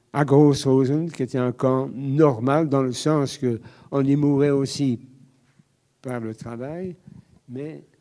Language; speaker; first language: French; native; French